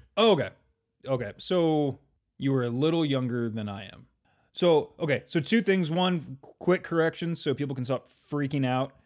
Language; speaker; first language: English; native; English